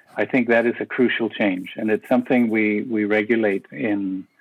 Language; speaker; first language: English; non-native, fluent; Danish